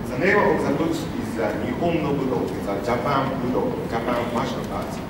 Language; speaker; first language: English; non-native, learner; Japanese